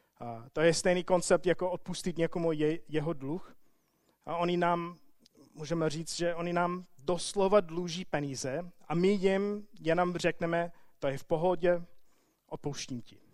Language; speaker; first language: Czech; non-native, fluent; English